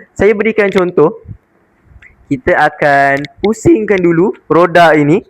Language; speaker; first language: Malay; native; Malay